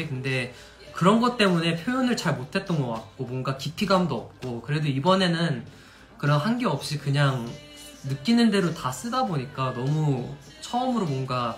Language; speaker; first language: Korean; non-native, fluent; English